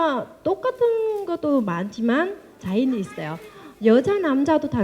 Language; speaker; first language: Korean; non-native, learner; Vietnamese